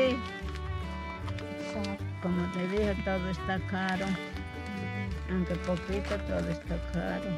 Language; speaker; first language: Spanish; non-native, local second language; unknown